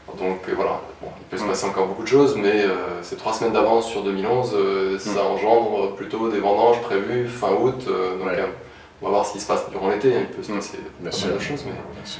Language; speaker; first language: French; native; French